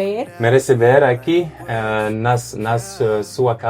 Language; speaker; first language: Portuguese; non-native, learner; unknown